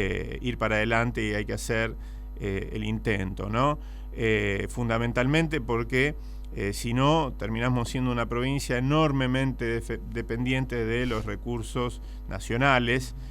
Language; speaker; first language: Spanish; native; Spanish